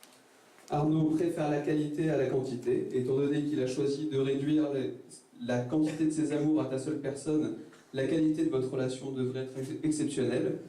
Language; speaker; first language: French; native; French